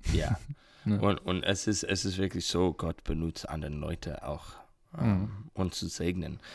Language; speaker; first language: German; non-native, learner; English